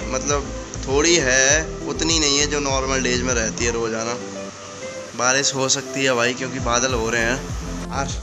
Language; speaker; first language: Hindi; native; Hindi